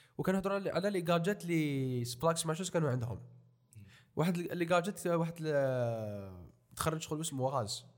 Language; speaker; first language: Arabic; native; Arabic